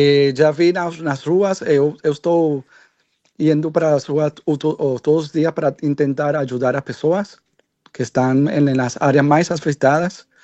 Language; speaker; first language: Portuguese; non-native, learner; Spanish